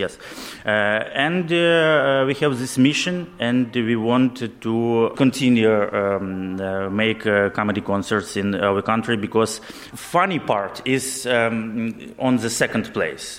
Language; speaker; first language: English; non-native, learner; Ukrainian